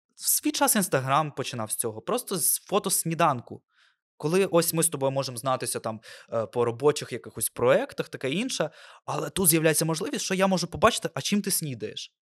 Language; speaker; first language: Ukrainian; non-native, local second language; Russian